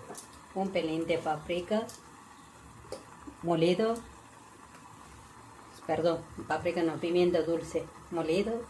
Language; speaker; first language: Spanish; non-native, learner; Malayalam